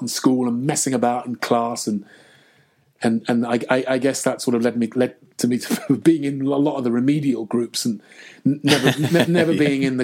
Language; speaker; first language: English; native; English